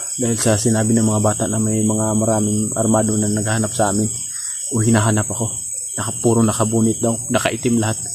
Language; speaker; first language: Filipino; non-native, local second language; Cebuano